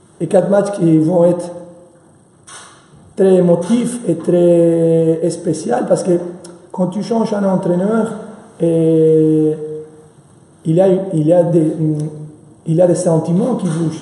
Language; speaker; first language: French; non-native, fluent; Spanish